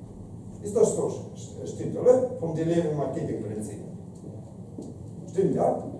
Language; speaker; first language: German; non-native, fluent; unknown